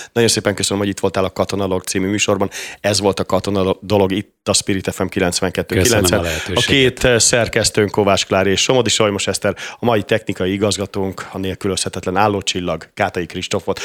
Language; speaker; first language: Hungarian; native; Hungarian